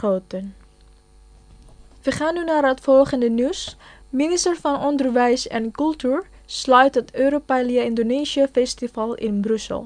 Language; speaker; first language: Dutch; non-native, fluent; Indonesian